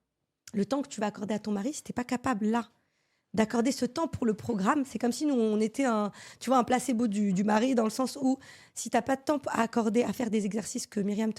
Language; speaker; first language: French; native; French